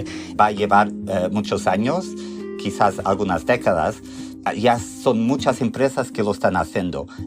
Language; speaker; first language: Spanish; non-native, fluent; Portuguese